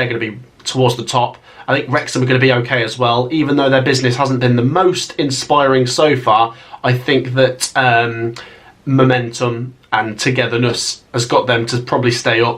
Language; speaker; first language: English; native; English